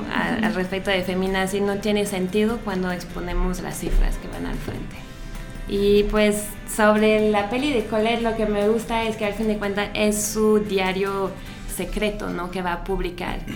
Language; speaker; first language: Spanish; non-native, fluent; French